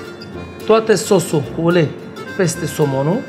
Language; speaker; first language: Romanian; non-native, fluent; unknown